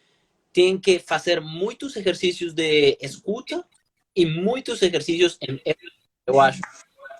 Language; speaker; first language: Portuguese; non-native, learner; Spanish